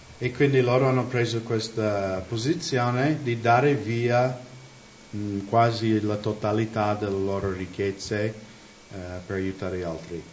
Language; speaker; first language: Italian; non-native, fluent; English